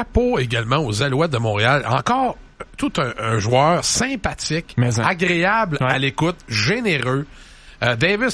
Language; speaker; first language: French; native; French